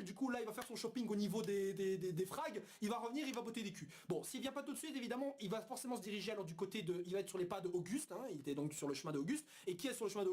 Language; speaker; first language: French; native; French